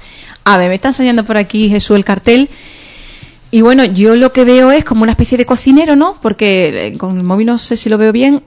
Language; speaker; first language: Spanish; native; Spanish